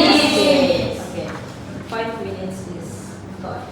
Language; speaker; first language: English; non-native, learner; Indonesian